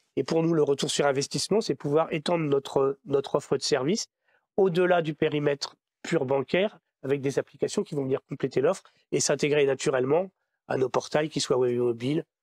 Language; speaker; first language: French; native; French